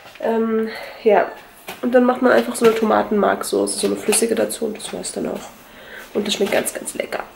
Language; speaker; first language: German; early bilingual, other home language; Turkish